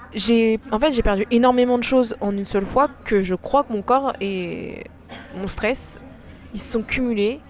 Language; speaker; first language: French; native; French